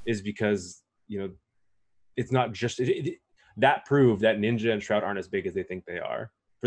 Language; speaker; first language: English; native; English